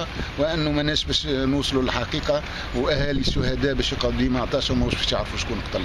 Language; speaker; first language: Arabic; native; Arabic